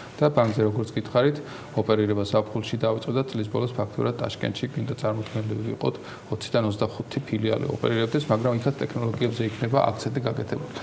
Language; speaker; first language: Georgian; native; Georgian